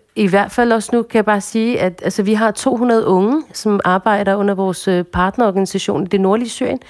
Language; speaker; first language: Danish; early bilingual, other home language; Arabic